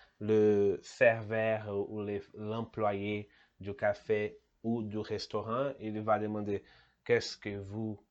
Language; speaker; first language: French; non-native, learner; Portuguese